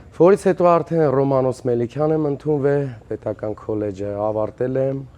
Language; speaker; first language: Armenian; native; Armenian